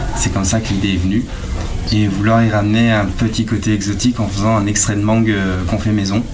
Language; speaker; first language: French; native; French